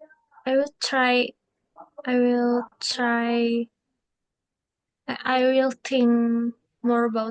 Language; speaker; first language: English; non-native, learner; Indonesian